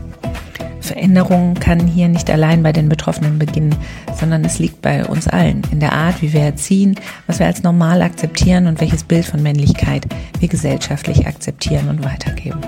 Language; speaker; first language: German; native; German